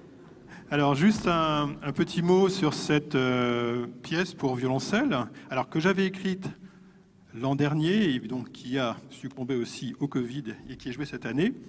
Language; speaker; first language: French; native; French